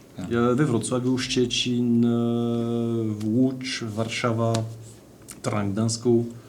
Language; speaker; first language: Polish; non-native, fluent; French